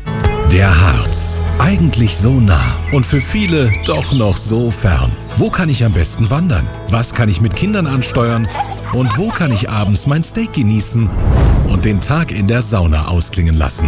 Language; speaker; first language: German; native; German